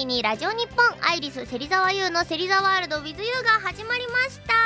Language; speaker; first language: Japanese; native; Japanese